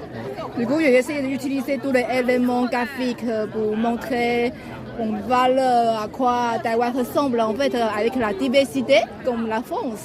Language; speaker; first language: French; non-native, fluent; Chinese